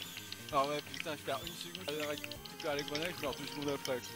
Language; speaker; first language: French; native; French